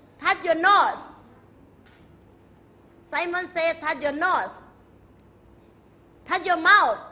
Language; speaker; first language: English; non-native, fluent; Thai